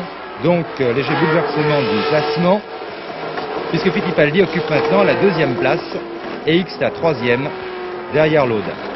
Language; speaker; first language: French; native; French